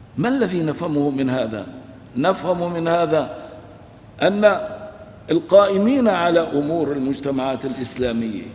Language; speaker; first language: Arabic; non-native, local second language; Kurdish